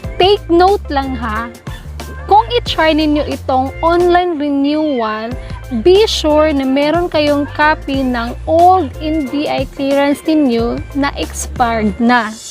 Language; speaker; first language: Filipino; non-native, local second language; Cebuano